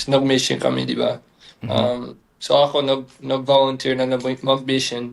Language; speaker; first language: Filipino; non-native, fluent; English